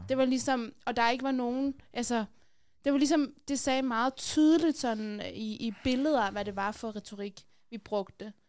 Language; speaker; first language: Danish; early bilingual, other home language; Persian